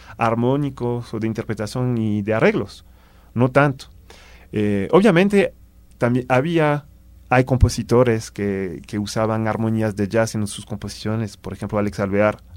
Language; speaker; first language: Spanish; non-native, fluent; French